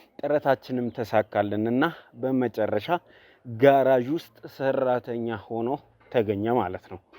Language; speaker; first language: Amharic; native; Amharic